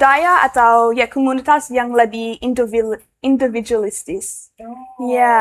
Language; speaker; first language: Indonesian; non-native, learner; English